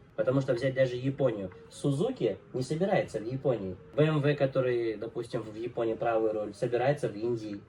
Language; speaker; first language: Russian; non-native, local second language; Uzbek